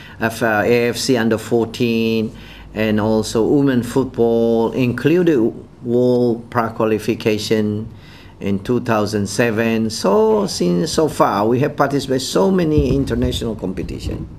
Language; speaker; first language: English; non-native, fluent; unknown